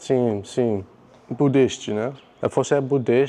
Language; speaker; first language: Portuguese; non-native, learner; English